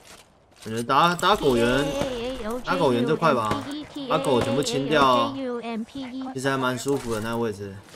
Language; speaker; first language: Chinese; native; Chinese